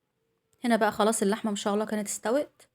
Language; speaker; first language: Arabic; native; Arabic